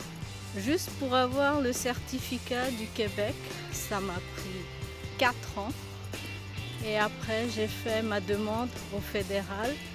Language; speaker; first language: French; non-native, fluent; Bangla